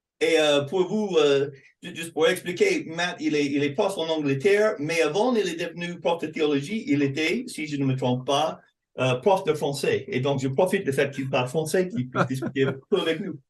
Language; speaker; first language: French; non-native, fluent; English